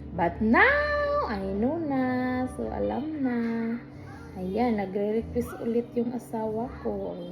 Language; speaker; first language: Filipino; non-native, local second language; Cebuano